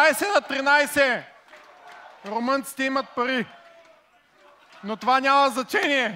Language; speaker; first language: Bulgarian; native; Bulgarian